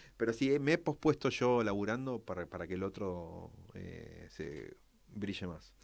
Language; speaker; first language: Spanish; native; Spanish